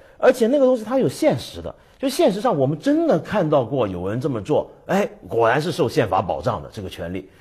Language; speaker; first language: Chinese; native; Chinese